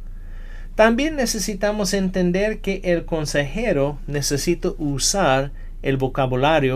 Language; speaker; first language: Spanish; non-native, fluent; English